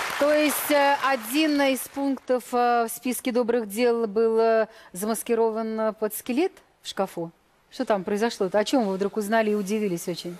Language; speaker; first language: Russian; native; Russian